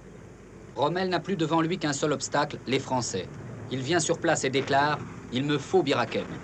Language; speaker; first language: French; native; French